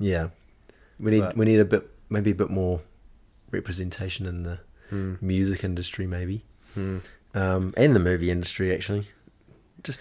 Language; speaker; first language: English; native; English